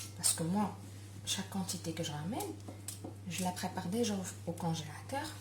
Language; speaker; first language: French; non-native, local second language; Arabic